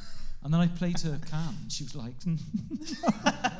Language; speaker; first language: English; non-native, local second language; Welsh